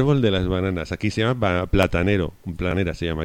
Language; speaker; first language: Spanish; native; Spanish